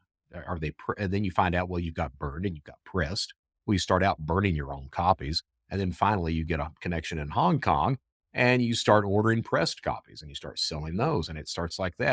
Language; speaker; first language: English; native; English